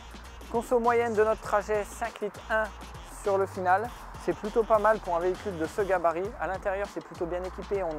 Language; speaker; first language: French; native; French